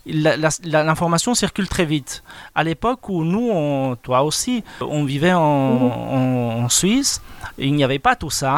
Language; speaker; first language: French; non-native, fluent; Spanish